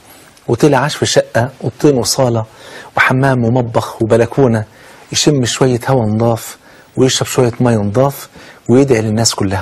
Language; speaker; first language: Arabic; native; Arabic